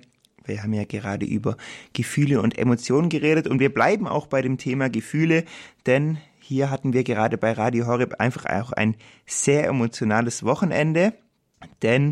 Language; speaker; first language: German; native; German